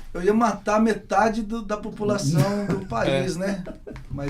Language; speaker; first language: Portuguese; native; Portuguese